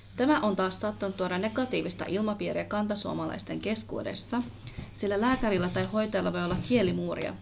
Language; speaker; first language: Finnish; early bilingual, other home language; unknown